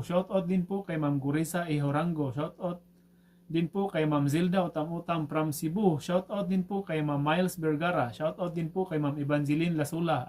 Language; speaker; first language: Filipino; non-native, local second language; Cebuano